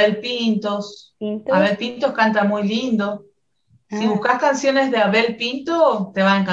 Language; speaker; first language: Spanish; native; Spanish